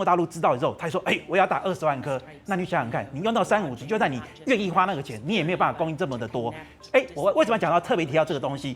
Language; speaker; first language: Chinese; native; Chinese